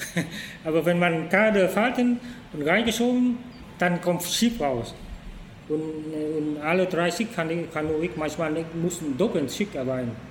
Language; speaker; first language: German; non-native, learner; Vietnamese